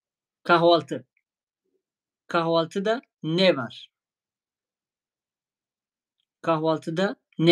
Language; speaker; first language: Turkish; non-native, fluent; Tajik